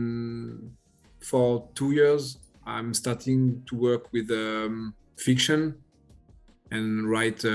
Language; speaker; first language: English; non-native, learner; French